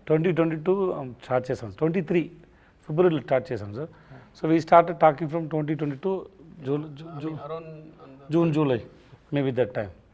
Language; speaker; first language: Telugu; non-native, local second language; Tamil